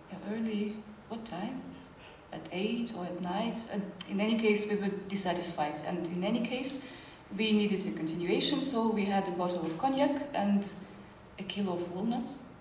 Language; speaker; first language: English; non-native, fluent; Ukrainian